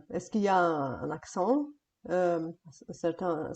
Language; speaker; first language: French; non-native, fluent; Bulgarian